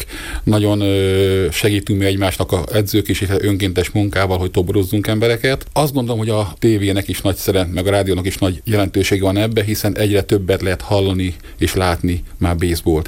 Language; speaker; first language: Hungarian; native; Hungarian